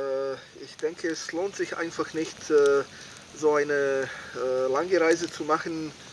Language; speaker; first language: German; non-native, fluent; Serbian